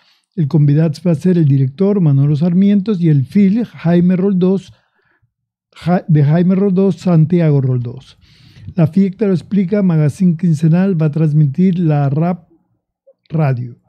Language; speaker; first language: Catalan; non-native, learner; Spanish